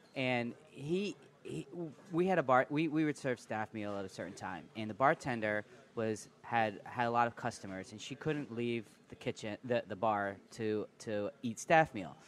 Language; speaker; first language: English; native; English